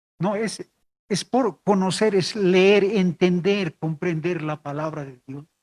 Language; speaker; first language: Spanish; non-native, local second language; Aymara